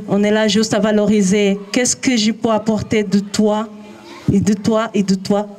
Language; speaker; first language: French; non-native, learner; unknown